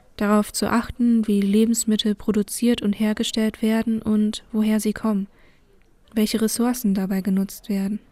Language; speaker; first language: German; early bilingual, other home language; Vietnamese